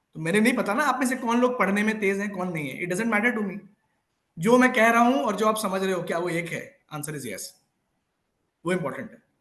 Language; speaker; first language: Hindi; native; Hindi